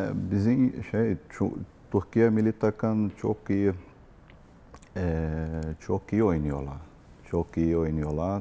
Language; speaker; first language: Turkish; non-native, learner; Portuguese